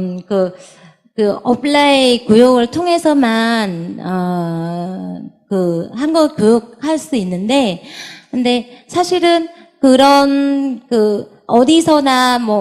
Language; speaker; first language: Korean; non-native, fluent; Vietnamese